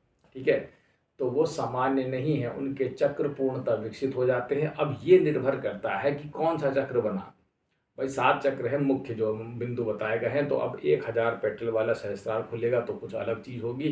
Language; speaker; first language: Hindi; native; Hindi